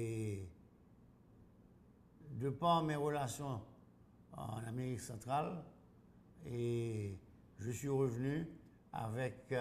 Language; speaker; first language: French; non-native, local second language; Haitian Creole